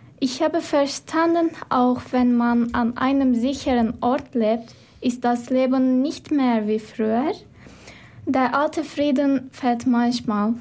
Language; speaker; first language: German; non-native, fluent; Turkish